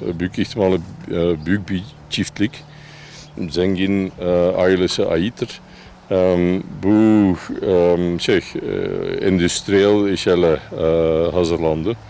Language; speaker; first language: Turkish; non-native, fluent; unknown